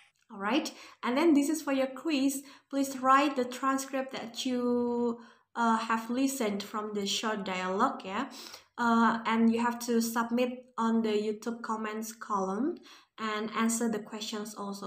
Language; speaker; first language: English; non-native, fluent; Indonesian